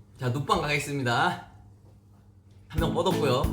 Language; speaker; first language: Korean; native; Korean